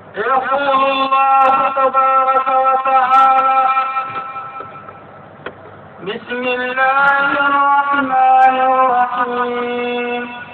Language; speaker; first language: Arabic; native; Arabic